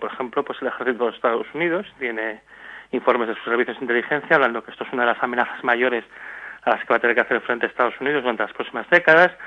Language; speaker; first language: Spanish; native; Spanish